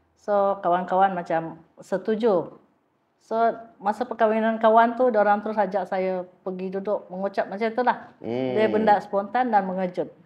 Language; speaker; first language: Malay; native; Malay